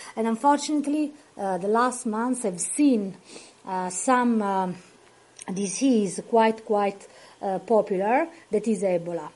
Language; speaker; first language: English; non-native, fluent; Italian